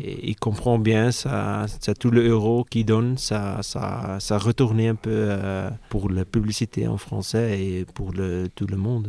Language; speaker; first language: French; non-native, local second language; Dutch